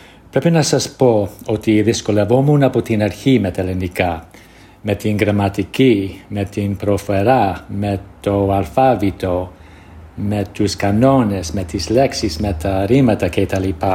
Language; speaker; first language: Greek; non-native, fluent; English